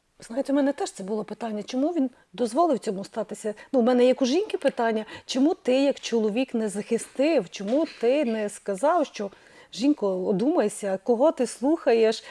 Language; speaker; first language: Ukrainian; native; Ukrainian